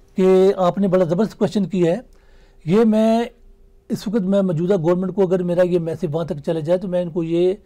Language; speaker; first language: Urdu; native; Urdu